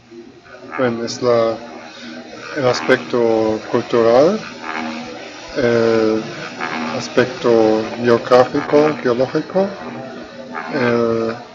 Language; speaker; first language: Spanish; non-native, fluent; German